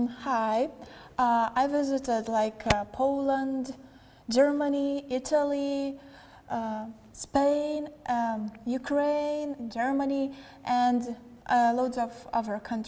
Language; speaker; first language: English; non-native, learner; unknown